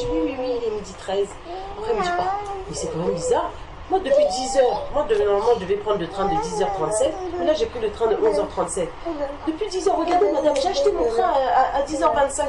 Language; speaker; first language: French; native; French